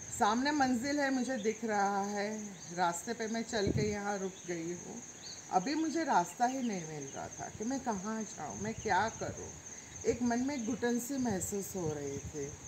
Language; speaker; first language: Hindi; non-native, local second language; Gujarati